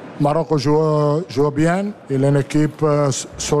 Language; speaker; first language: French; non-native, learner; Italian